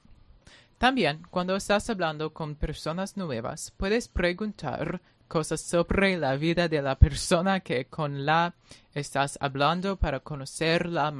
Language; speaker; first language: Spanish; non-native, learner; English